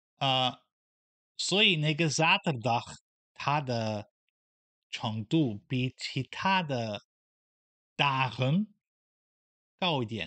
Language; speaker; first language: Chinese; non-native, fluent; Dutch